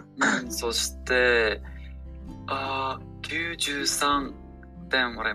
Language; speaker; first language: Japanese; non-native, learner; Ukrainian